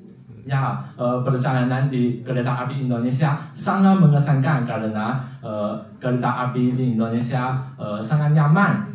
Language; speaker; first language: Indonesian; non-native, fluent; Chinese